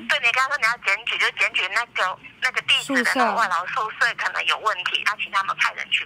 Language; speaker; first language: Chinese; native; Chinese